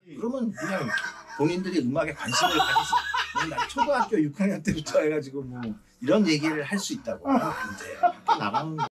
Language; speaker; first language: Korean; native; Korean